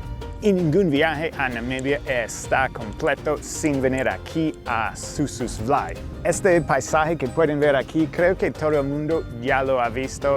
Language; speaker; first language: Spanish; non-native, fluent; English